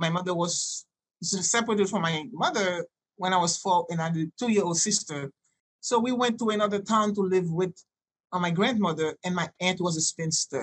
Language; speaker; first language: English; non-native, fluent; French